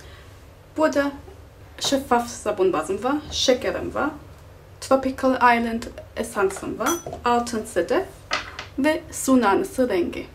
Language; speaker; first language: Turkish; non-native, fluent; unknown